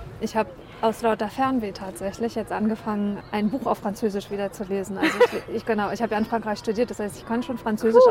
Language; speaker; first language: German; native; German